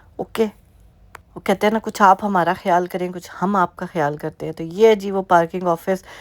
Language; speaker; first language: Urdu; native; Urdu